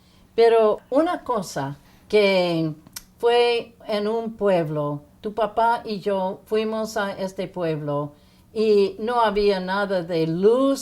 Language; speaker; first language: Spanish; non-native, fluent; English